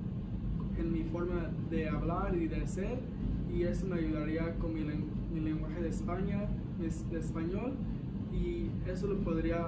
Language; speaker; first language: Spanish; early bilingual, heritage; Spanish